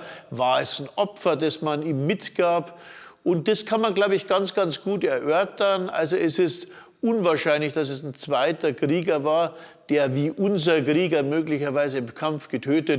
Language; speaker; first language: German; native; German